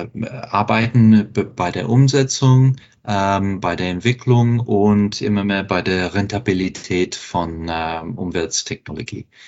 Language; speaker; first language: German; non-native, fluent; English